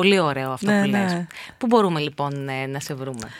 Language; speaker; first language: Greek; native; Greek